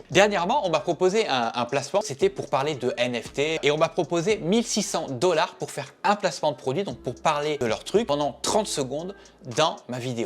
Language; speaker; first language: French; native; French